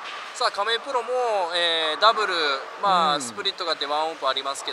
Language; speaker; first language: Japanese; native; Japanese